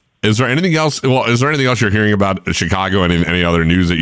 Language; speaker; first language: English; native; English